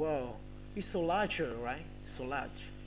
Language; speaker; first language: English; non-native, learner; Vietnamese